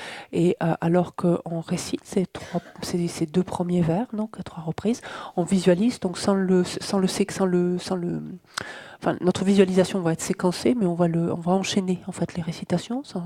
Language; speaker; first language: French; native; French